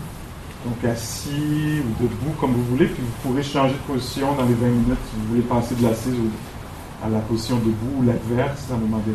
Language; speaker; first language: French; native; French